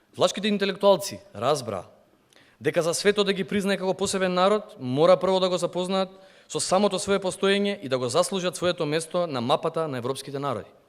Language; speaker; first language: Macedonian; non-native, local second language; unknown